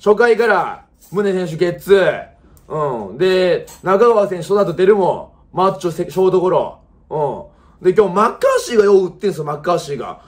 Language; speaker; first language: Japanese; native; Japanese